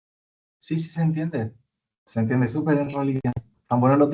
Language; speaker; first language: Spanish; native; Spanish